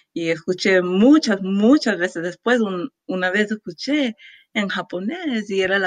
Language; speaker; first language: Spanish; non-native, learner; English